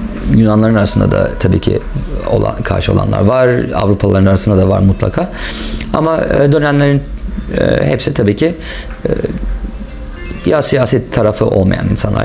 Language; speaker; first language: Turkish; non-native, local second language; English